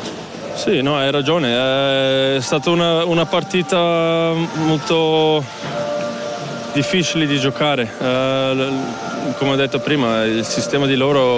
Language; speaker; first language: Italian; non-native, local second language; German